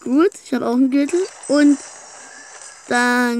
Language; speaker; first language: German; native; German